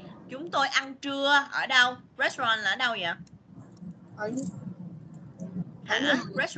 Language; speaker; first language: Vietnamese; native; Vietnamese